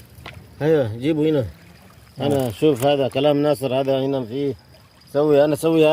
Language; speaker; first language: Arabic; non-native, learner; Filipino